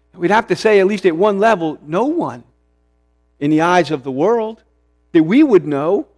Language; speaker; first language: English; early bilingual, other home language; Swedish